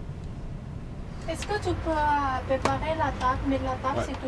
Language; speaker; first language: French; non-native, learner; Thai